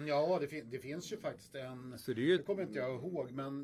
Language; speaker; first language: Swedish; native; Swedish